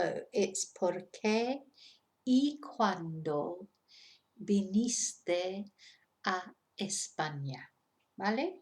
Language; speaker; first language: Spanish; non-native, fluent; English